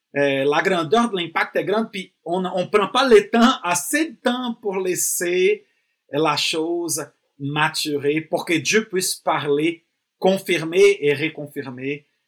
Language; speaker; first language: French; non-native, fluent; Portuguese